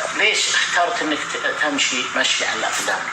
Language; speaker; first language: Arabic; native; Arabic